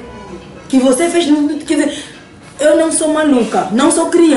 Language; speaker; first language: Portuguese; non-native, learner; Lingala